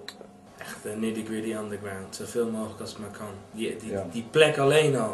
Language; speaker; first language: Dutch; native; Dutch